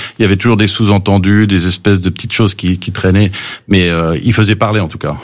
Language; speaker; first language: French; early bilingual, other home language; English